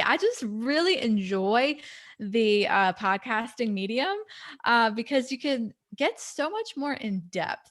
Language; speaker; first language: English; native; English